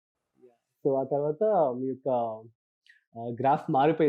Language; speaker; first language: Telugu; native; Telugu